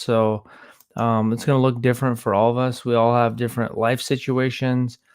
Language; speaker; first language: English; native; English